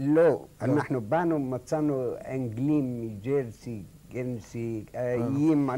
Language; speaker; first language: Hebrew; non-native, fluent; Arabic